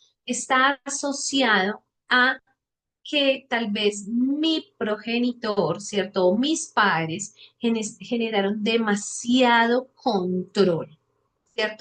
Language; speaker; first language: Spanish; native; Spanish